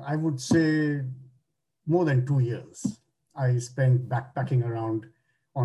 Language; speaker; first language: English; non-native, local second language; Bangla